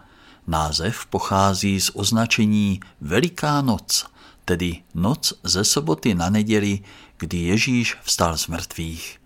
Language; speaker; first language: Czech; native; Czech